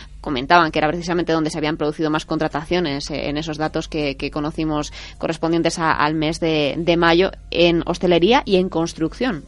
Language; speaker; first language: Spanish; native; Spanish